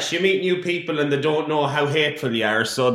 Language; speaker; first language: English; native; English